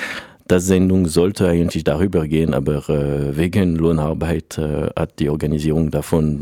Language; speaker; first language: German; non-native, learner; French